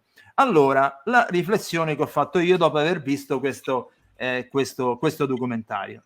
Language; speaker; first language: Italian; native; Italian